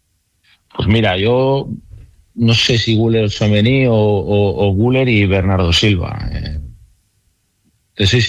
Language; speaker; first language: Spanish; native; Spanish